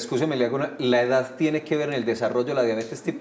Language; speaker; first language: Spanish; native; Spanish